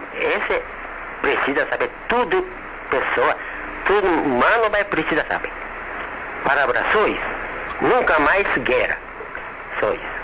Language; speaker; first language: Portuguese; non-native, learner; Japanese